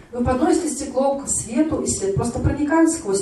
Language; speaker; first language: Russian; native; Russian